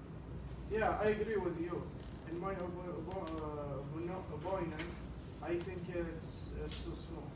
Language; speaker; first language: English; non-native, learner; Arabic